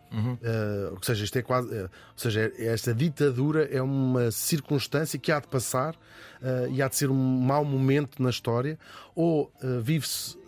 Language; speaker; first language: Portuguese; native; Portuguese